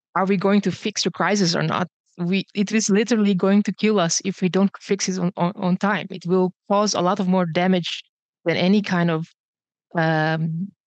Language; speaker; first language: English; early bilingual, other home language; Bosnian